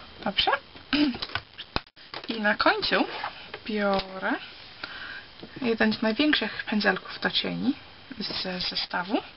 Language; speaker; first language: Polish; early bilingual, heritage; Polish